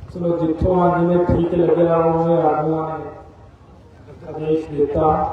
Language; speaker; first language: Hindi; non-native, local second language; Punjabi